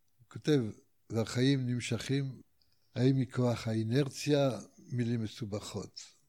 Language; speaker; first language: Hebrew; non-native, fluent; French